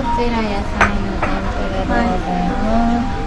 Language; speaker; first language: Japanese; native; Japanese